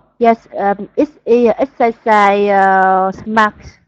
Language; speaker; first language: English; non-native, learner; Vietnamese